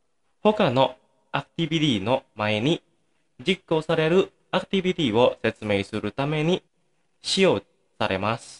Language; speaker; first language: Japanese; non-native, fluent; Indonesian